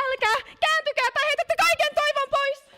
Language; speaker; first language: Finnish; native; Finnish